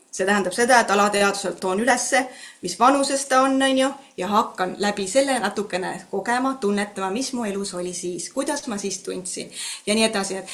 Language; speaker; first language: Estonian; native; Estonian